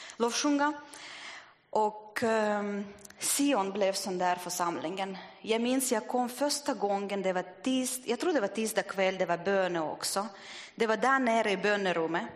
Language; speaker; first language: Swedish; non-native, fluent; Russian